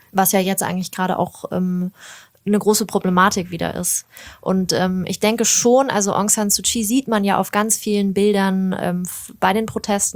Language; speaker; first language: German; native; German